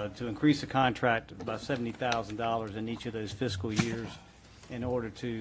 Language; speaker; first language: English; native; English